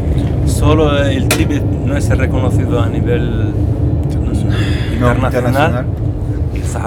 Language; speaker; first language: Spanish; non-native, local second language; Arabic